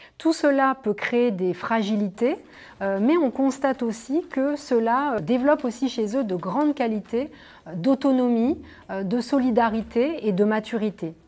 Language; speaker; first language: French; native; French